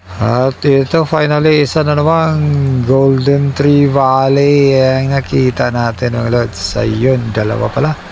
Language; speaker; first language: Filipino; non-native, local second language; Cebuano